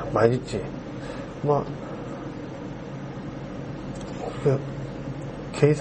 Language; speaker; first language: Japanese; non-native, learner; Korean